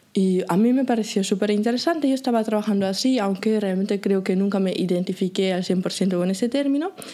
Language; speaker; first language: Spanish; non-native, fluent; German